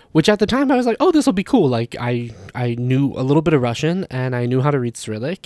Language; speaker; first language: English; native; English